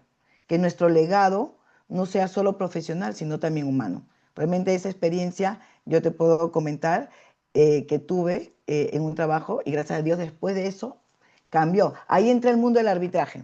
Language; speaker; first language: Spanish; native; Spanish